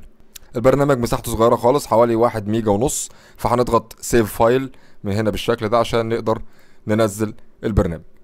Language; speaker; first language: Arabic; native; Arabic